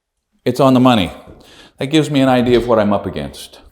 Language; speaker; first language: English; native; English